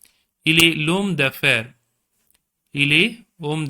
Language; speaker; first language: French; non-native, learner; Tamil